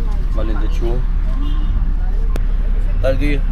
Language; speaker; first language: Korean; non-native, learner; Arabic